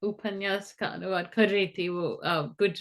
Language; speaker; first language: Hindi; non-native, fluent; English